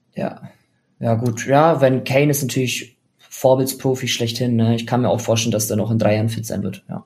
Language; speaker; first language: German; native; German